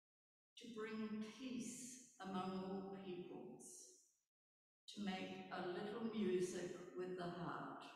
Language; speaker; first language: English; native; English